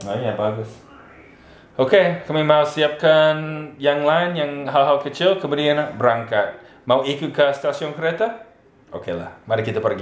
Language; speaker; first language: Indonesian; non-native, fluent; English